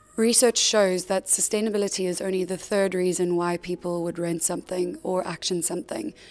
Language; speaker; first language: English; native; English